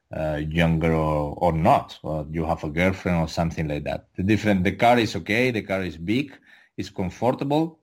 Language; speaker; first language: English; non-native, fluent; Spanish